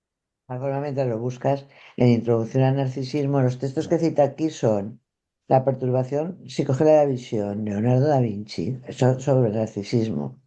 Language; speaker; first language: Spanish; native; Spanish